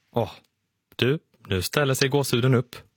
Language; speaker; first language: Swedish; native; Swedish